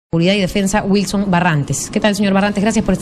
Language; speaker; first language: Spanish; native; Spanish